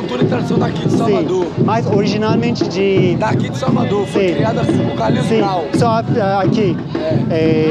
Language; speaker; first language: Portuguese; non-native, learner; Turkish